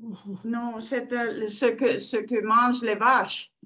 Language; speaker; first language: French; non-native, fluent; Spanish